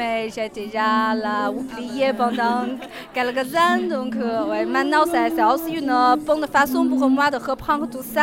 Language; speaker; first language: French; non-native, fluent; Chinese